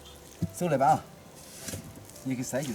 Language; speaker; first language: Chinese; native; Chinese